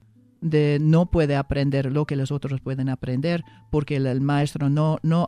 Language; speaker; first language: Spanish; non-native, fluent; English